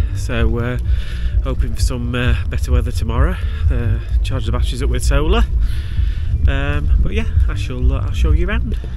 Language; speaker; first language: English; native; English